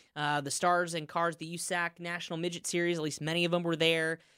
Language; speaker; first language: English; native; English